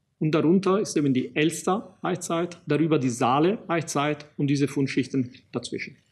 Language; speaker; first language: German; non-native, fluent; Italian